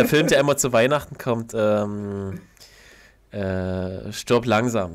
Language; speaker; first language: German; native; German